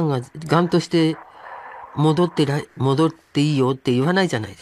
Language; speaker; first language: Japanese; native; Japanese